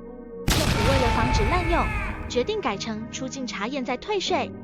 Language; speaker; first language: Chinese; native; Chinese